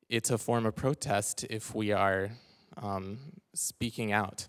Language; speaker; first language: English; native; English